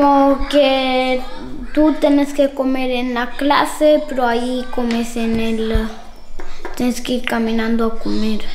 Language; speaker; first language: Spanish; early bilingual, heritage; Spanish